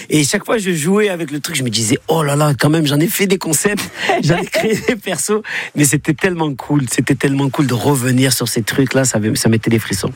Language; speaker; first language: French; native; French